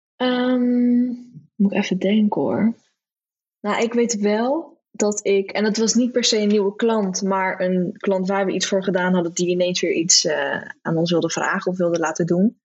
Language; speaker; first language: Dutch; native; Dutch